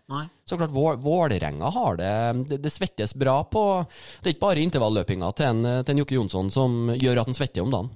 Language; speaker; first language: Norwegian; native; Norwegian